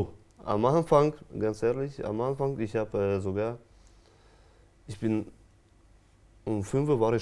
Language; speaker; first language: German; non-native, fluent; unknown